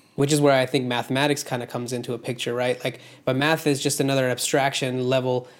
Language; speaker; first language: English; non-native, local second language; Hindi